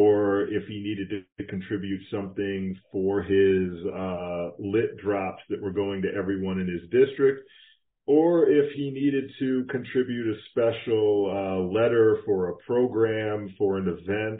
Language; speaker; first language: English; native; English